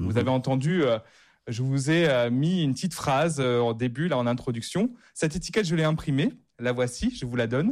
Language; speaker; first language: French; native; French